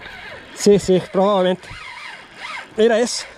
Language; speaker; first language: Spanish; non-native, learner; Portuguese